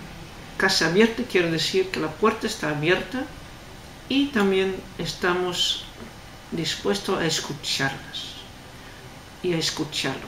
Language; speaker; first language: Spanish; non-native, fluent; Dutch